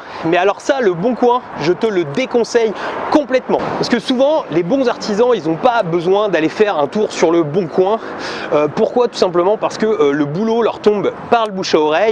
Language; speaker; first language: French; native; French